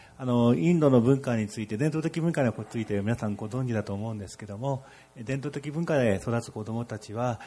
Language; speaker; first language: Japanese; non-native, fluent; Odia